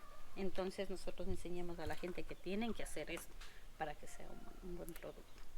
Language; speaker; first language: Spanish; native; Spanish